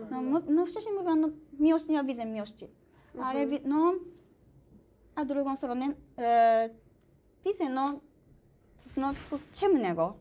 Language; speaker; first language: Polish; non-native, learner; Japanese